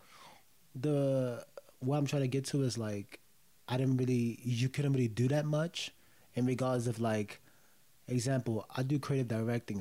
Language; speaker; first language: English; early bilingual, other home language; Yoruba